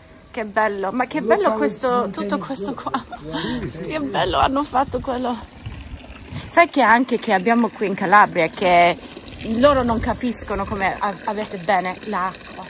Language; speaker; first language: Italian; non-native, learner; English